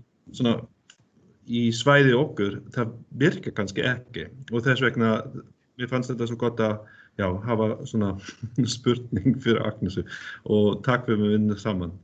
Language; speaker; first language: Icelandic; non-native, learner; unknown